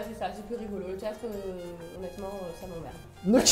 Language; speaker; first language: French; native; French